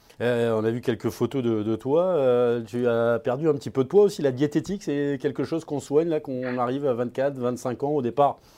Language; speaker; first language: French; native; French